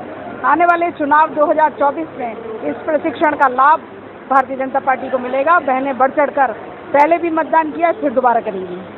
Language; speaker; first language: Hindi; native; Hindi